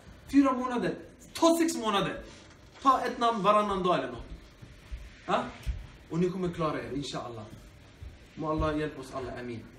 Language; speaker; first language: Swedish; early bilingual, other home language; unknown